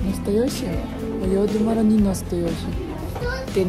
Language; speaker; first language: Russian; non-native, learner; Japanese